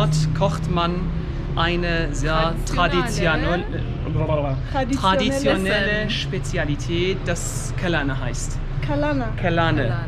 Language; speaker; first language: German; non-native, fluent; Kurdish